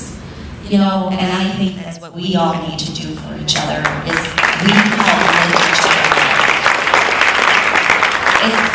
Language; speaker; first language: English; early bilingual, other home language; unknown